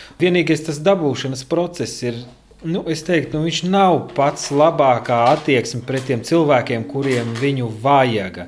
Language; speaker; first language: Latvian; native; Latvian